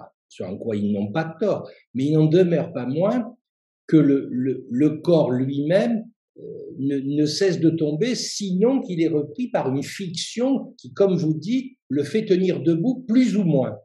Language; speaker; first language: French; native; French